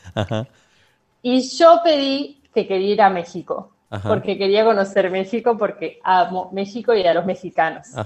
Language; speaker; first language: Spanish; native; Spanish